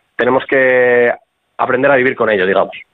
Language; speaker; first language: Spanish; native; Spanish